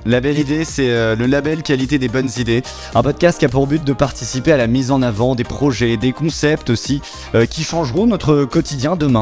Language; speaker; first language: French; native; French